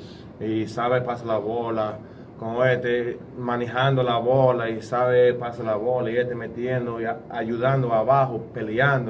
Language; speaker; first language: Spanish; non-native, learner; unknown